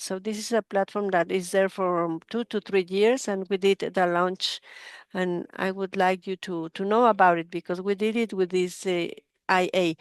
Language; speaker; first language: English; non-native, fluent; Spanish